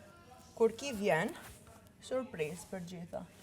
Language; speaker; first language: Albanian; early bilingual, heritage; Italian